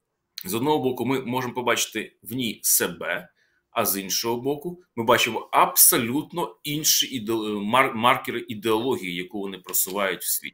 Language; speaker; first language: Ukrainian; native; Ukrainian